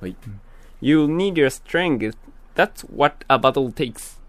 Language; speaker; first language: English; non-native, learner; Japanese